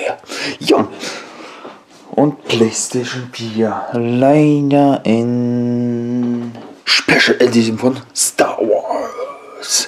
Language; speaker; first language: German; non-native, learner; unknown